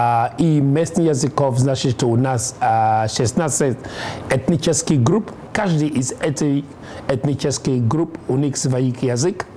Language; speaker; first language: Russian; non-native, learner; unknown